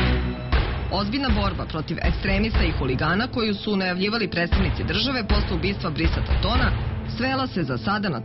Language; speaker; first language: Serbian; native; Serbian